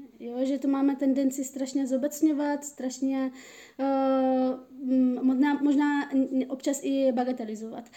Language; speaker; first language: Czech; early bilingual, other home language; Persian